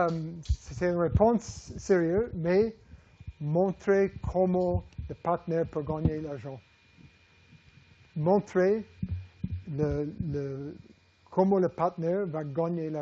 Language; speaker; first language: French; non-native, fluent; English